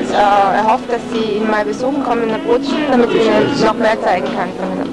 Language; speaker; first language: German; early bilingual, other home language; Italian